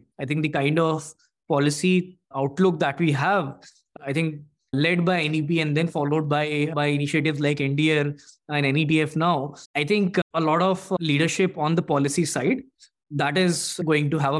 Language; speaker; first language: English; non-native, local second language; Hindi